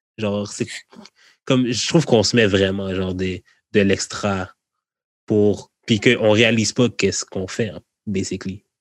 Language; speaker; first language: French; native; French